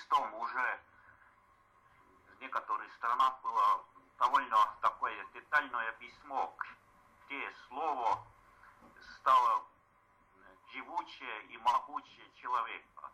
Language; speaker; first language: Russian; non-native, fluent; Estonian